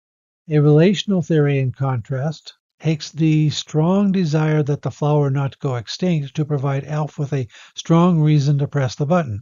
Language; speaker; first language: English; native; English